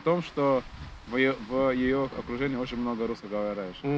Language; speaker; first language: Russian; non-native, fluent; Portuguese